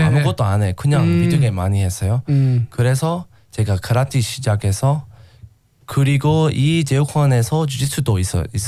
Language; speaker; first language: Korean; non-native, learner; English